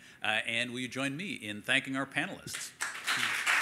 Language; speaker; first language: English; native; English